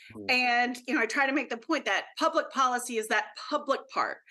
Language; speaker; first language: English; native; English